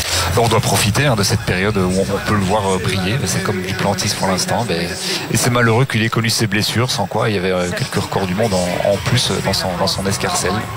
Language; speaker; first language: French; native; French